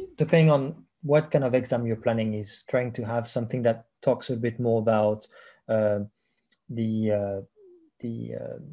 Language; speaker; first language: English; non-native, fluent; French